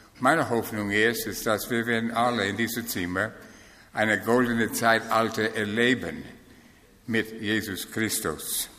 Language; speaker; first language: German; non-native, fluent; English